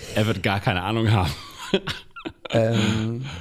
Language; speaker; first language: German; non-native, fluent; English